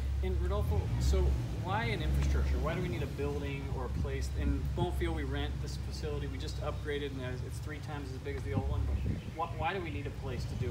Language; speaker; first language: English; native; English